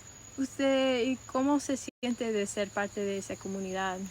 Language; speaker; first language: Spanish; non-native, learner; English